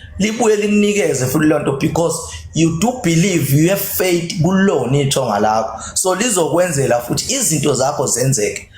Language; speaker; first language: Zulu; native; Zulu